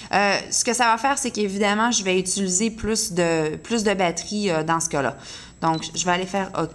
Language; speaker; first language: French; native; French